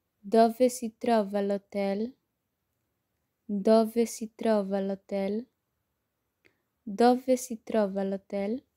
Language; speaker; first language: Italian; non-native, learner; Spanish